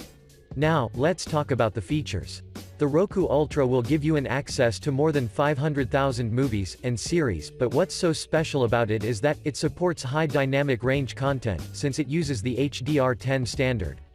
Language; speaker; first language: English; non-native, fluent; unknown